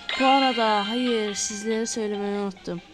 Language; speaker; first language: Turkish; native; Turkish